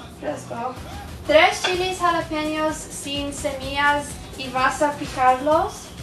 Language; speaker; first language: Spanish; non-native, learner; English